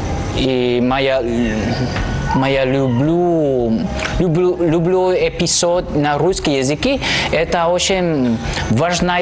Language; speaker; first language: Russian; non-native, learner; Spanish